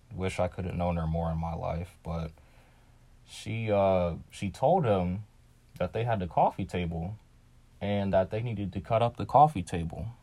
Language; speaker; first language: English; native; English